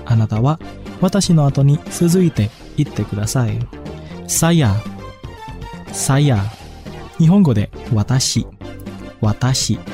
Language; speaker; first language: Japanese; non-native, fluent; Indonesian